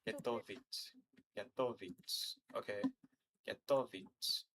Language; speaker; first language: Russian; non-native, learner; English